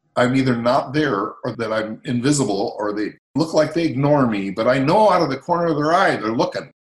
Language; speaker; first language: English; native; English